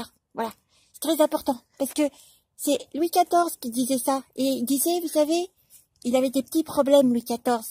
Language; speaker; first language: French; native; French